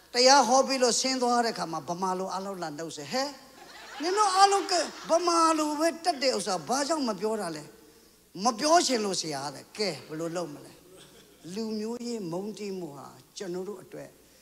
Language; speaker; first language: Burmese; non-native, local second language; S'gaw Karen